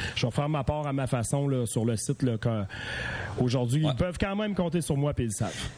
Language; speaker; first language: French; native; French